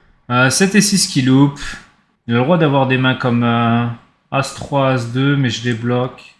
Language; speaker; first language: French; native; French